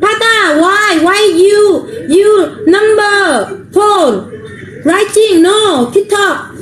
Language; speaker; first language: English; non-native, learner; Vietnamese